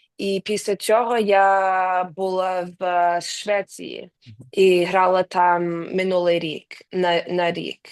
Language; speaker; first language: Ukrainian; early bilingual, heritage; English